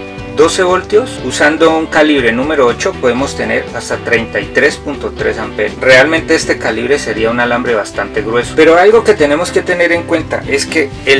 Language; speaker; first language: Spanish; native; Spanish